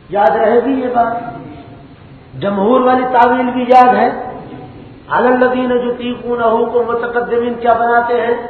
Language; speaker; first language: Urdu; non-native, local second language; Punjabi